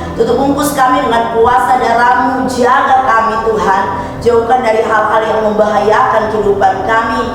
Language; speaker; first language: Indonesian; native; Indonesian